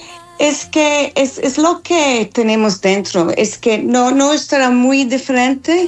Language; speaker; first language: Spanish; non-native, fluent; English